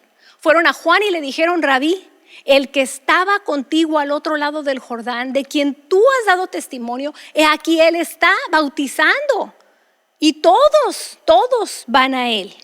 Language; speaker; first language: Spanish; native; Spanish